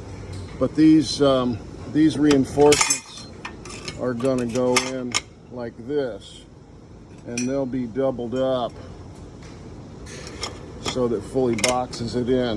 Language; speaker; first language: English; native; English